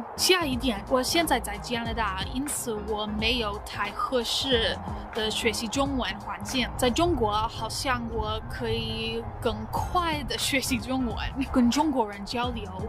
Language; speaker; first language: Chinese; non-native, learner; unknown